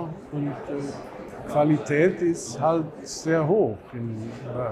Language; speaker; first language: German; non-native, fluent; Swedish